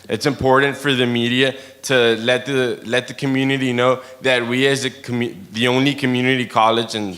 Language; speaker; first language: English; early bilingual, other home language; Spanish